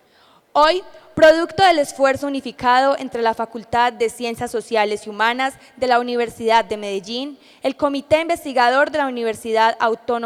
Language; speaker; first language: Spanish; native; Spanish